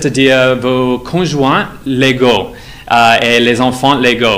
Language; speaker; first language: French; non-native, fluent; English